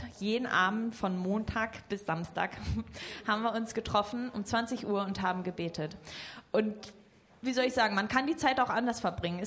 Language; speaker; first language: German; native; German